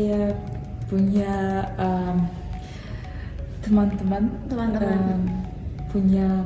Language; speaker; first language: Indonesian; non-native, learner; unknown